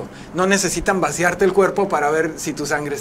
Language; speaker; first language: Spanish; native; Spanish